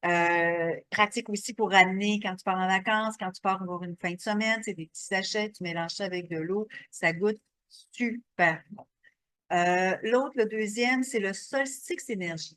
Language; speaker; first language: French; native; French